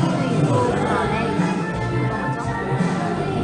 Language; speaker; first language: Korean; non-native, fluent; Chinese